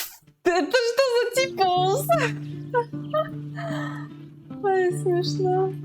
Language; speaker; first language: Russian; native; Russian